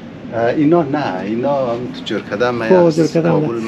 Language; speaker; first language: Persian; native; Persian